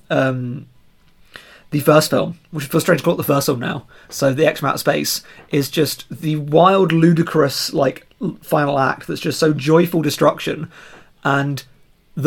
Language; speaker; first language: English; native; English